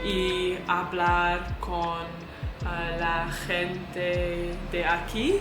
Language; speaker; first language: Spanish; non-native, learner; English